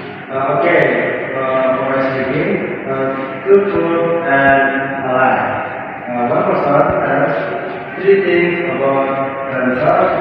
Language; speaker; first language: English; non-native, learner; Indonesian